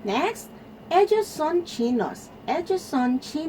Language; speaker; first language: Spanish; non-native, fluent; Filipino